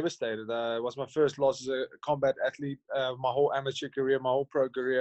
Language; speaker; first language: English; non-native, local second language; Afrikaans